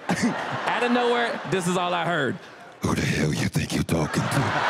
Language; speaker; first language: English; native; English